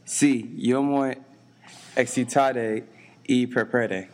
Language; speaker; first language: Spanish; non-native, learner; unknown